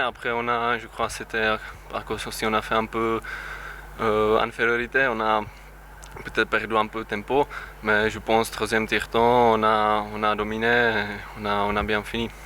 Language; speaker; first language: French; non-native, fluent; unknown